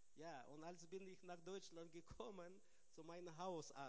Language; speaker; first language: German; non-native, learner; Russian